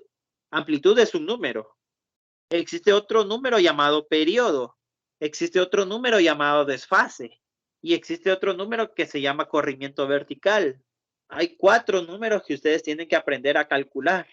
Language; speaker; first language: Spanish; native; Spanish